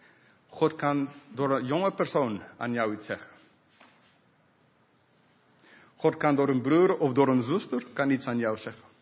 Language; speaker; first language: Dutch; non-native, fluent; English